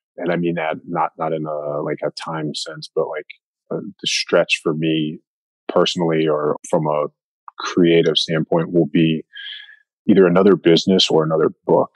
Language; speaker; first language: English; native; English